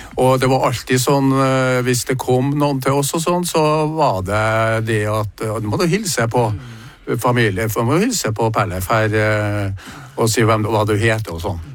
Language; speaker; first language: Norwegian; native; Norwegian